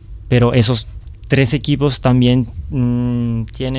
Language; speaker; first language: Spanish; non-native, fluent; Italian